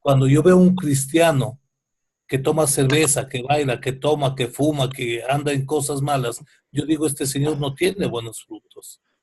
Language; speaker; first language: Spanish; native; Spanish